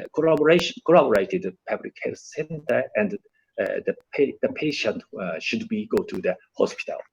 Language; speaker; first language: English; non-native, learner; Japanese